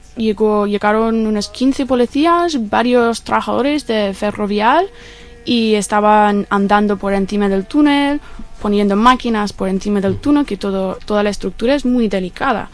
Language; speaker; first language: Spanish; non-native, fluent; English